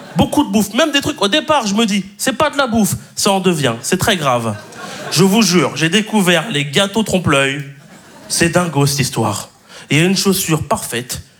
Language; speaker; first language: French; native; French